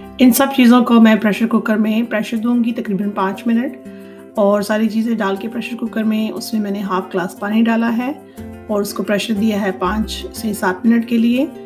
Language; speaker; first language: Urdu; native; Urdu